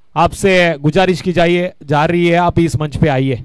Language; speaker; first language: Hindi; non-native, local second language; Marathi